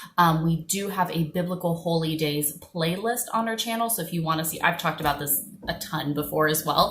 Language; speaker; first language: English; native; English